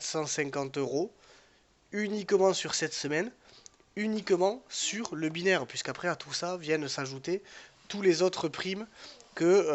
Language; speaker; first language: French; native; French